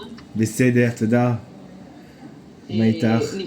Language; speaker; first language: Hebrew; non-native, fluent; French